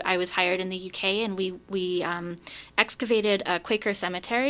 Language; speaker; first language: English; native; English